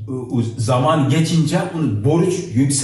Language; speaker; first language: Turkish; non-native, learner; Uyghur